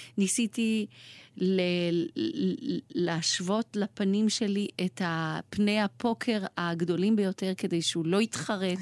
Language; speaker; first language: Hebrew; early bilingual, other home language; Persian